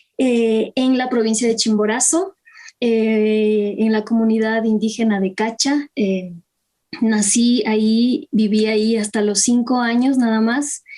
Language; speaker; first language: Spanish; non-native, local second language; Quechua